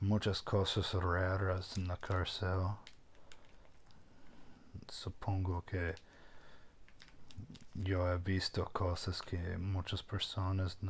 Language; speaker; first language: Spanish; non-native, fluent; English